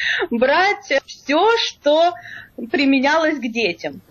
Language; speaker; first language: Russian; native; Russian